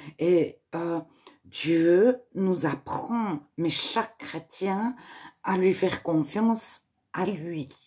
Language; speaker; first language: French; native; French